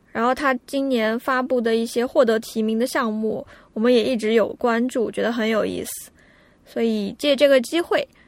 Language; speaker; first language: Chinese; native; Chinese